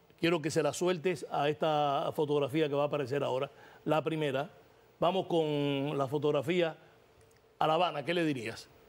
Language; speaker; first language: Spanish; native; Spanish